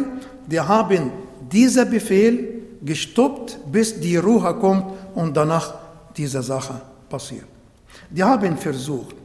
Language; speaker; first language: German; non-native, fluent; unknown